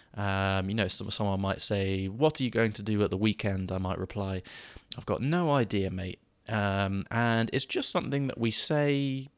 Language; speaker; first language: English; native; English